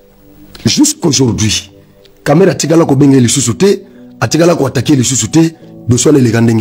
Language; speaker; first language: French; non-native, local second language; Lingala